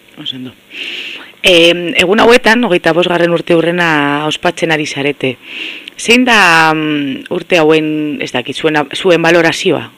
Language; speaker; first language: Basque; native; Basque